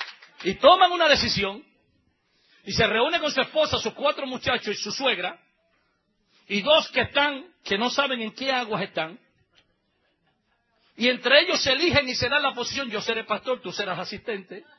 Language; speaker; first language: Spanish; native; Spanish